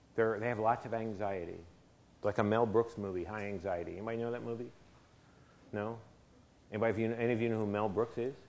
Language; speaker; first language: English; native; English